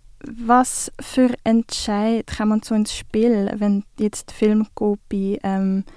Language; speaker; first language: German; native; German